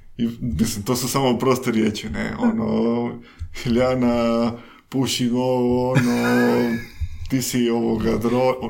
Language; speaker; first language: Croatian; non-native, fluent; Spanish